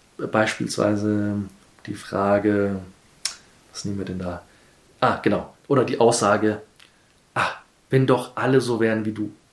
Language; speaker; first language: German; early bilingual, heritage; German